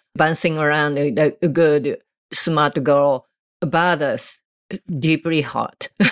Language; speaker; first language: English; non-native, learner; Japanese